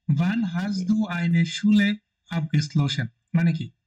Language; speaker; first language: German; non-native, fluent; Bangla